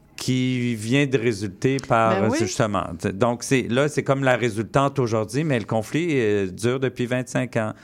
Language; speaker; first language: French; native; French